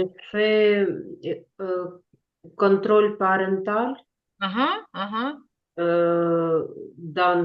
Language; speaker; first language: French; non-native, learner; Ukrainian